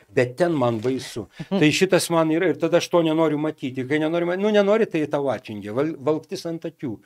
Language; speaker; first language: Lithuanian; native; Lithuanian